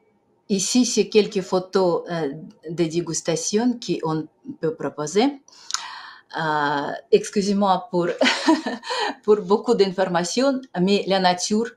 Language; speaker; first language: French; non-native, fluent; Russian